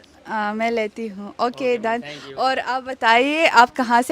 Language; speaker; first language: Hindi; non-native, learner; Russian